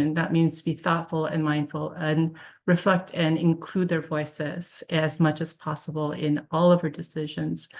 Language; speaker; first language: English; early bilingual, other home language; Korean